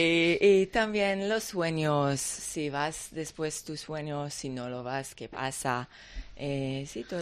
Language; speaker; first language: Spanish; non-native, learner; Hebrew